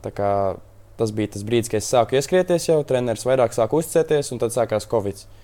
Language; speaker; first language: Latvian; native; Latvian